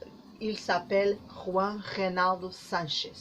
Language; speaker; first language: French; non-native, learner; Portuguese